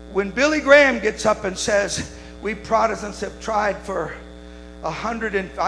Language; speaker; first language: English; native; English